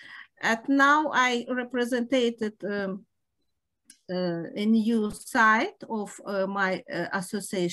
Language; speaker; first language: English; non-native, learner; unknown